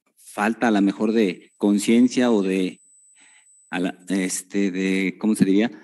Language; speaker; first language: Spanish; native; Spanish